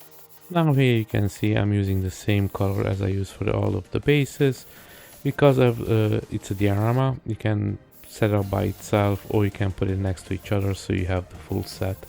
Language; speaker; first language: English; non-native, fluent; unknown